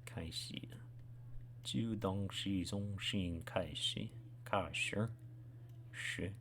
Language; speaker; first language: Chinese; non-native, learner; English